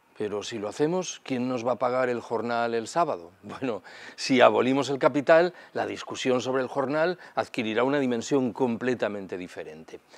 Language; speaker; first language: Spanish; native; Spanish